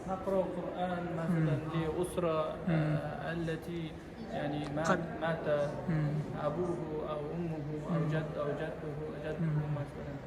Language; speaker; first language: Arabic; non-native, learner; Kazakh